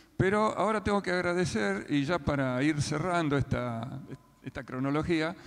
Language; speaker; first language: Spanish; native; Spanish